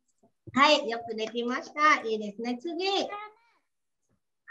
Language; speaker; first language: Japanese; non-native, fluent; Vietnamese